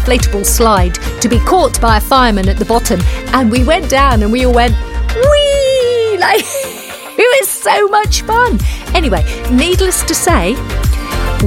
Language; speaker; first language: English; native; English